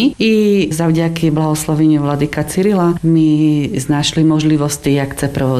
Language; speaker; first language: Ukrainian; non-native, local second language; Rusyn